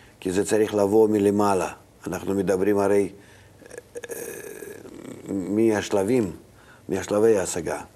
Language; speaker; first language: Hebrew; non-native, fluent; Russian